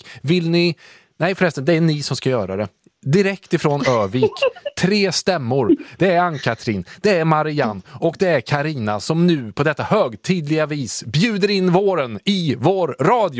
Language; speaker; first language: Swedish; native; Swedish